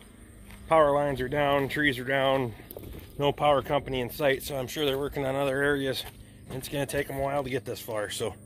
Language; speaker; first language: English; native; English